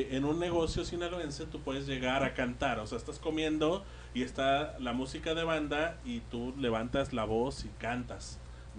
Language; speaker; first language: Spanish; native; Spanish